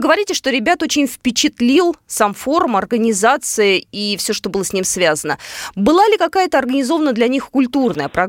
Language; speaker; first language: Russian; native; Russian